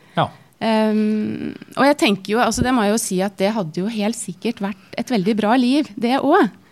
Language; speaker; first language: Norwegian; native; Norwegian